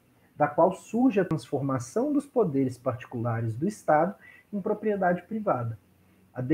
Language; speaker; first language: Portuguese; native; Portuguese